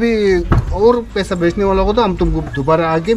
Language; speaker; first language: Hindi; non-native, local second language; Tibetan